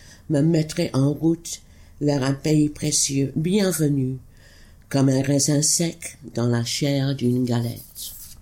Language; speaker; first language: French; non-native, fluent; English